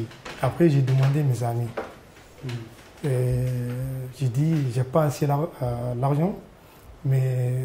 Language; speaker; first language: French; non-native, learner; Arabic